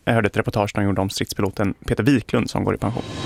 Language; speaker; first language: Swedish; native; Swedish